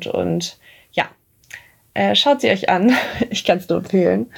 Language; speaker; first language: German; native; German